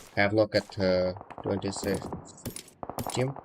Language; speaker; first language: English; non-native, learner; Kazakh